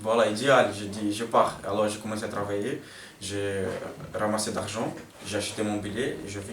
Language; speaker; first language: French; non-native, fluent; Portuguese